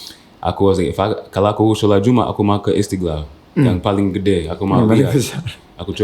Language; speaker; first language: Indonesian; non-native, fluent; English